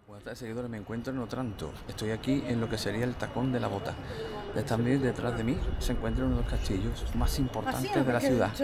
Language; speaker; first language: Spanish; native; Spanish